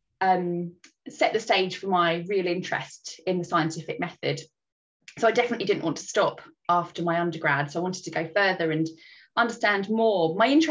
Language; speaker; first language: English; native; English